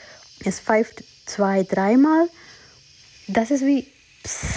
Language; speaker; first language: German; non-native, learner; Gujarati